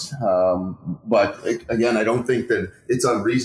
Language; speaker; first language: English; native; English